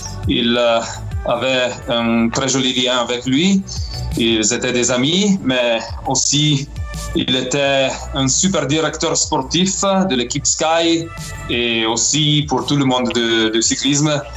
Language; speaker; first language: French; non-native, fluent; Italian